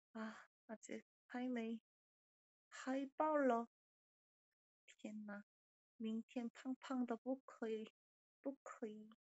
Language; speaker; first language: Chinese; non-native, learner; Korean